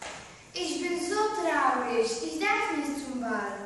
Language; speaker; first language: German; non-native, learner; Polish